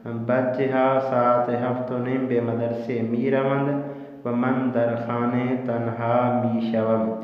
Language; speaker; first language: Persian; non-native, fluent; Urdu